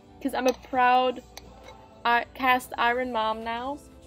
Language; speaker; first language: English; non-native, fluent; German